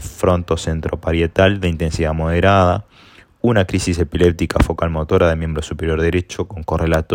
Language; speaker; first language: Spanish; native; Spanish